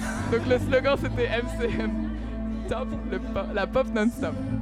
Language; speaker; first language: French; native; French